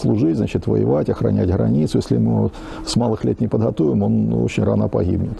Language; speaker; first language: Russian; native; Russian